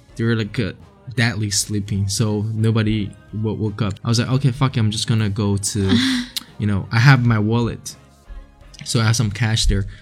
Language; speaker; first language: English; non-native, fluent; Chinese